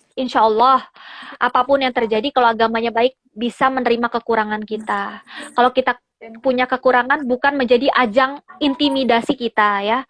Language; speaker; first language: Indonesian; native; Indonesian